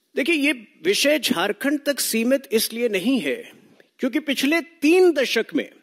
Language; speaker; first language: Hindi; native; Hindi